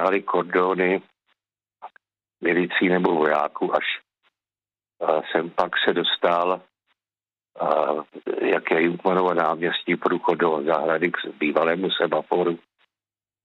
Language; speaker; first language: Czech; native; Czech